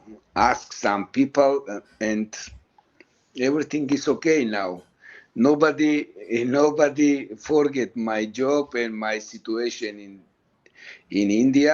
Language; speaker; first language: English; non-native, learner; Georgian